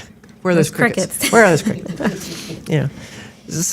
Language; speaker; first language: English; native; English